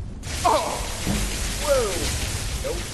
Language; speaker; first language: English; native; English